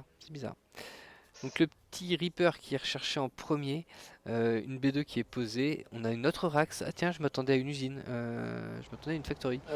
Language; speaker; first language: French; native; French